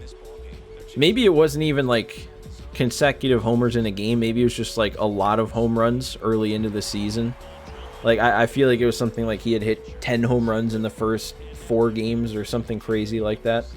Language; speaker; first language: English; native; English